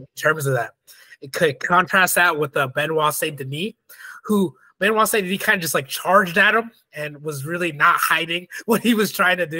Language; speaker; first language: English; native; English